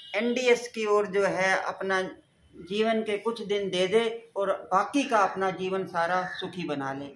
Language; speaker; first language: Hindi; native; Hindi